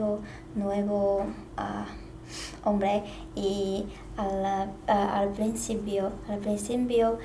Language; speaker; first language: Spanish; non-native, learner; Chinese